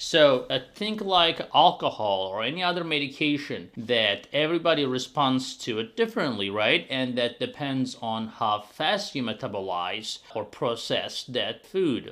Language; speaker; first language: English; non-native, fluent; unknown